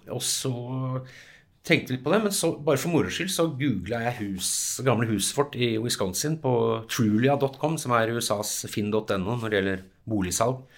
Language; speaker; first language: Norwegian; early bilingual, other home language; English